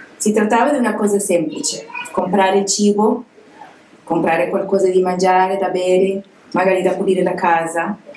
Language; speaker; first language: Italian; non-native, fluent; English